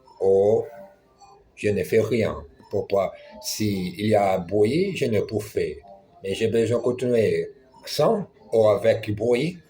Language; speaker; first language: French; non-native, learner; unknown